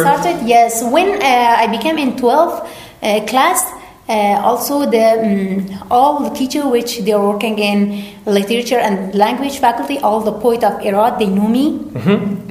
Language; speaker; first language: English; non-native, learner; Persian